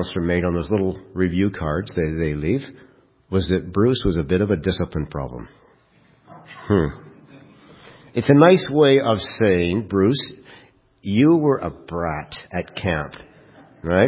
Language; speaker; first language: English; native; English